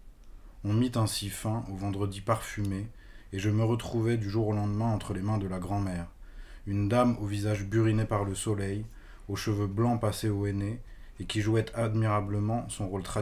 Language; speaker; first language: French; native; French